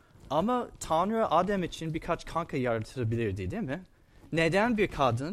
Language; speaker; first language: Turkish; non-native, fluent; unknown